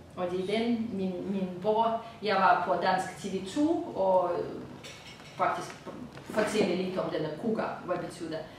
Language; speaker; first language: Danish; non-native, fluent; Russian